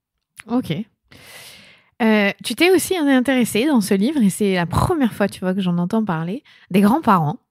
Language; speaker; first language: French; native; French